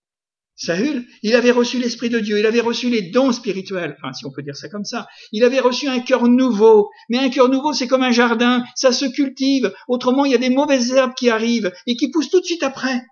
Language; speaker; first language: French; native; French